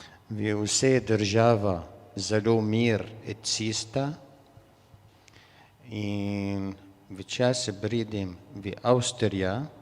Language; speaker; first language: Slovenian; non-native, learner; Arabic